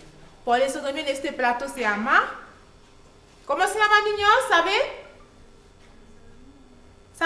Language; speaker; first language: Spanish; non-native, learner; Haitian Creole